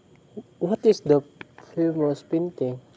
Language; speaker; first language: English; non-native, learner; Filipino